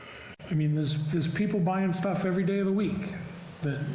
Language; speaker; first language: English; native; English